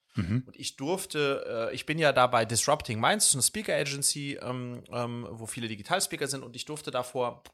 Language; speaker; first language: German; early bilingual, other home language; Swedish